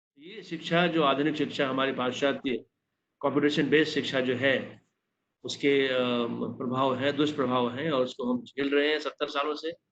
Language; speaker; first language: Hindi; non-native, local second language; Maithili